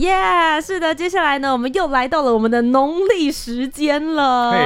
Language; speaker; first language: Chinese; native; Chinese